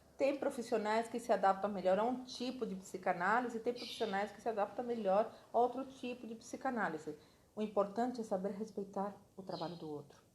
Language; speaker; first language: Portuguese; non-native, fluent; Spanish